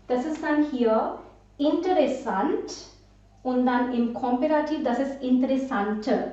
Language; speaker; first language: German; non-native, fluent; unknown